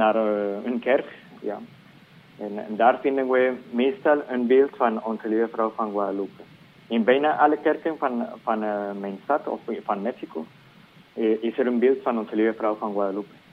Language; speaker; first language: Dutch; non-native, fluent; Spanish